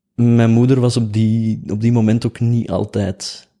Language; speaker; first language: Dutch; native; Dutch